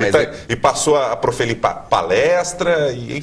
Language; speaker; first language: Portuguese; native; Portuguese